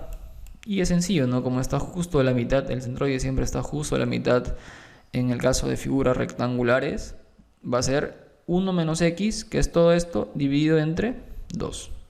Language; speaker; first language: Spanish; native; Spanish